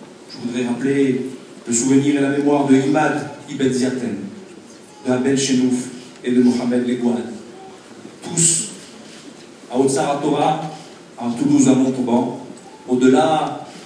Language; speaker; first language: French; native; French